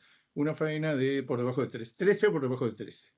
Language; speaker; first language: Spanish; native; Spanish